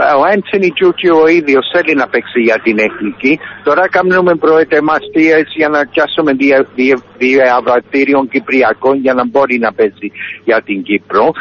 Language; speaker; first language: Greek; early bilingual, heritage; Greek